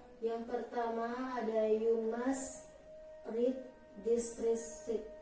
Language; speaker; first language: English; non-native, learner; Indonesian